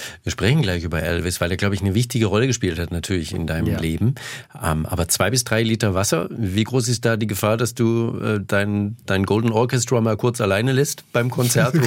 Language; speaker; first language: German; native; German